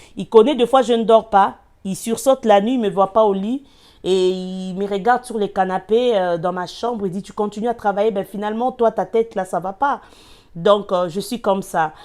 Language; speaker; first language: French; non-native, local second language; Lingala